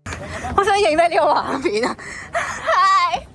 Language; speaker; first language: Cantonese; native; Cantonese